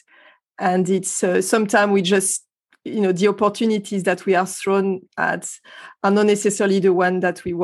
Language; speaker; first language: English; non-native, fluent; French